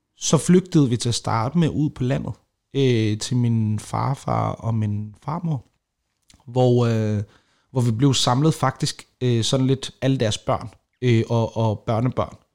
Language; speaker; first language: Danish; early bilingual, other home language; Kurdish